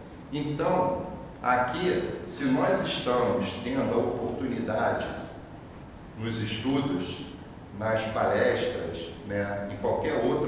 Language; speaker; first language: Portuguese; native; Portuguese